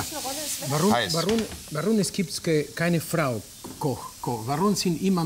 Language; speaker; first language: German; non-native, fluent; Spanish